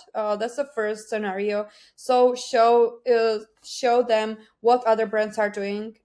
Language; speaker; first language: English; non-native, fluent; Czech